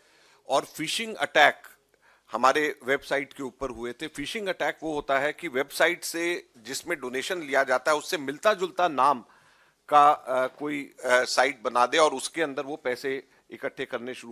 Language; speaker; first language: Hindi; native; Hindi